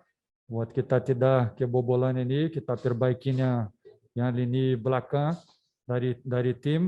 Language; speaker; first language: Indonesian; non-native, fluent; Dutch